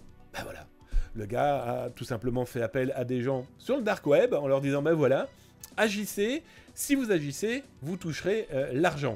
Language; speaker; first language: French; native; French